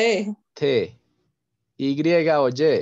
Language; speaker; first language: Spanish; non-native, fluent; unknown